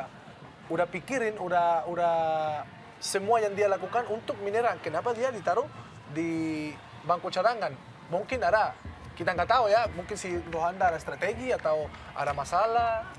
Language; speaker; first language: Indonesian; non-native, fluent; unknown